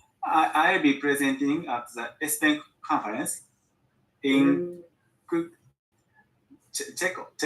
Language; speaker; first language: English; non-native, learner; Japanese